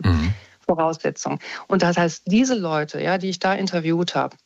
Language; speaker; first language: German; native; German